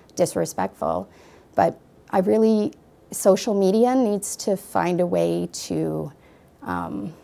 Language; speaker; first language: English; native; English